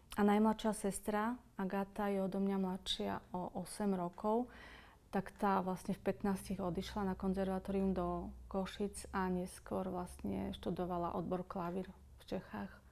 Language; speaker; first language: Slovak; native; Slovak